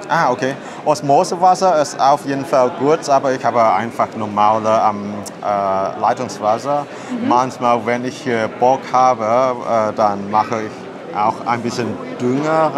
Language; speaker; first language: German; non-native, learner; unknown